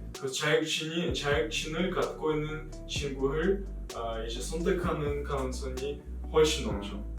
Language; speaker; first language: Korean; non-native, fluent; Russian